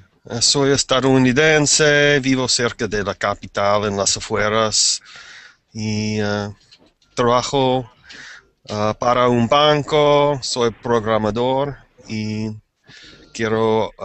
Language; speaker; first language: Spanish; non-native, fluent; English